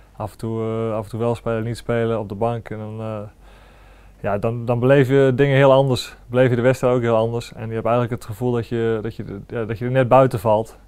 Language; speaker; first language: Dutch; native; Dutch